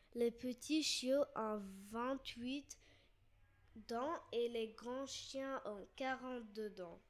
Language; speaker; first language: French; non-native, learner; Latvian